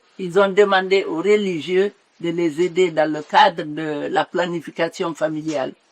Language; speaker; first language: French; non-native, local second language; Mandingo